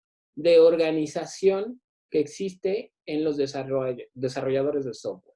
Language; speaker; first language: Spanish; native; Spanish